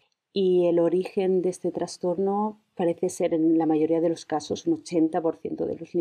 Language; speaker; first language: Spanish; native; Spanish